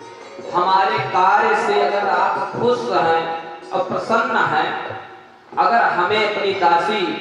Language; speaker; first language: Hindi; native; Hindi